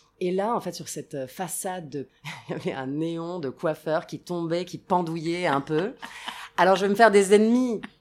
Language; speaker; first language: French; non-native, fluent; Italian